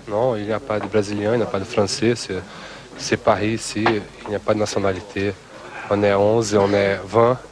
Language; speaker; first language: French; non-native, learner; Portuguese